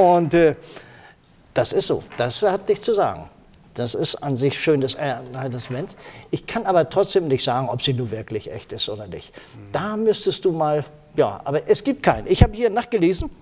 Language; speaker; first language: German; native; German